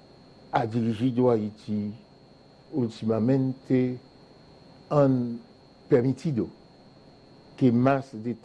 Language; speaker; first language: Spanish; non-native, fluent; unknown